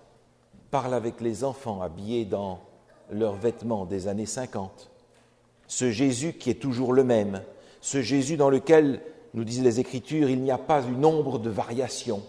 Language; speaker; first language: French; native; French